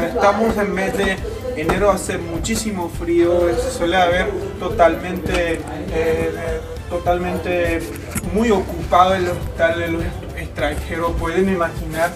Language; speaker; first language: Spanish; non-native, fluent; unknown